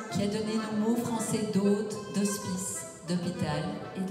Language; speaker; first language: French; native; French